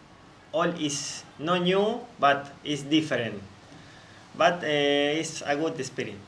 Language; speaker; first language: English; non-native, learner; Spanish